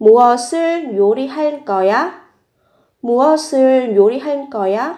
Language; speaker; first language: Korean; non-native, fluent; Vietnamese